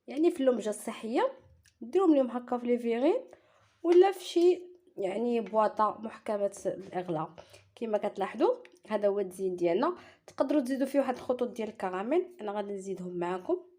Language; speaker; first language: Arabic; native; Arabic